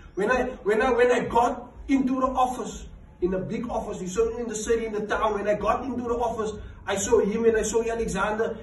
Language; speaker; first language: English; non-native, local second language; Afrikaans